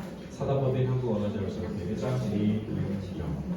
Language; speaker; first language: Korean; native; Korean